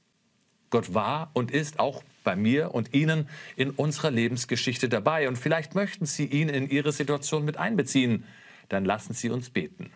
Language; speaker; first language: German; native; German